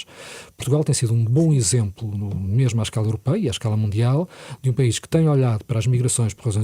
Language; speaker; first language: Portuguese; native; Portuguese